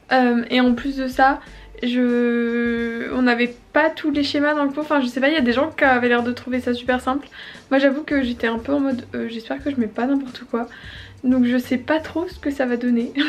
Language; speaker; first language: French; native; French